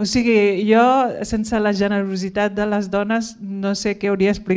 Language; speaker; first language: Catalan; early bilingual, other home language; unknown